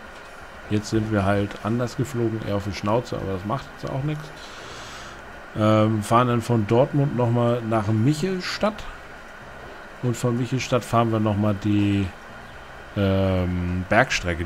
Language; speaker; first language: German; native; German